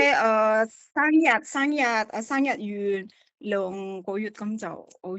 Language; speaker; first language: Cantonese; non-native, fluent; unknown